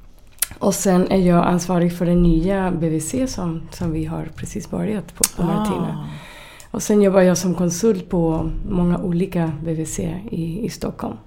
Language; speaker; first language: Swedish; non-native, fluent; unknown